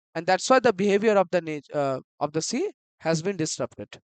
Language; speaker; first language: English; non-native, local second language; Bangla